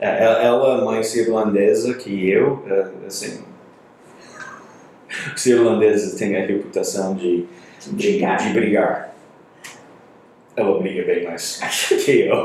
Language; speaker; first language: Portuguese; non-native, fluent; English